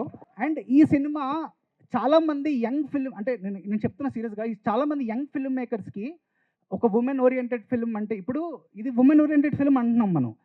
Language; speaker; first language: Telugu; native; Telugu